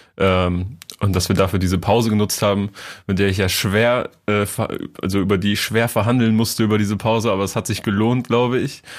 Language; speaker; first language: German; native; German